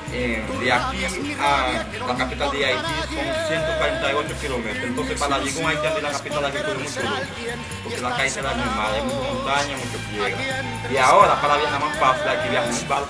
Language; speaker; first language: Spanish; non-native, learner; Haitian Creole